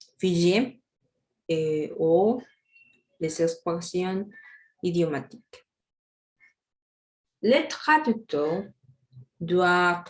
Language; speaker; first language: French; non-native, learner; Spanish